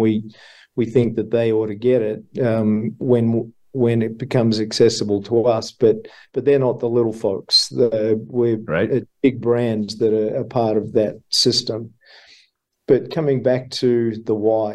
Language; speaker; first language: English; native; English